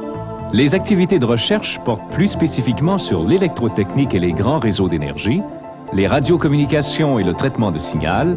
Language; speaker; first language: French; native; French